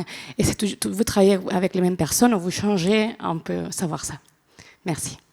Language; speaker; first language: French; non-native, learner; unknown